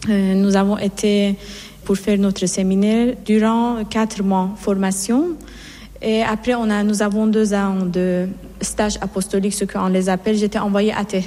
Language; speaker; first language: French; non-native, fluent; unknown